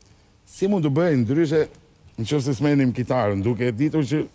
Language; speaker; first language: Albanian; native; Albanian